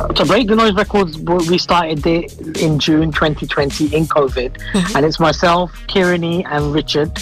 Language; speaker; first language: English; native; English